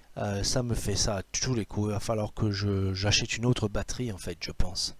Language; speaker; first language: French; native; French